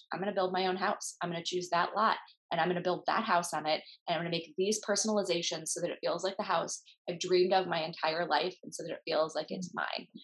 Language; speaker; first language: English; native; English